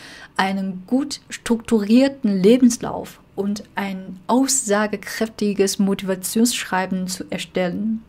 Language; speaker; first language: German; non-native, fluent; Chinese